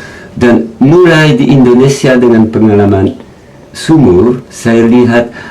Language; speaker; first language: Indonesian; non-native, learner; French